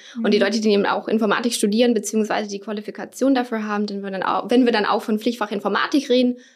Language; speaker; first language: German; non-native, fluent; English